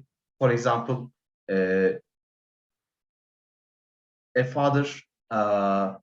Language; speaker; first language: English; non-native, learner; Turkish